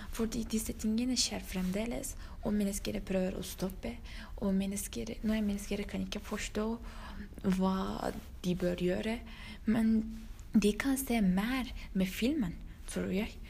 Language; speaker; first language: Norwegian; non-native, learner; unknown